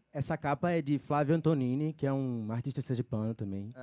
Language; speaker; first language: Portuguese; native; Portuguese